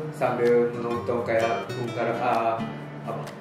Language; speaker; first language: Indonesian; non-native, learner; Japanese